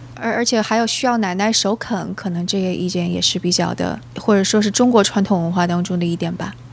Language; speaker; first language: Chinese; native; Chinese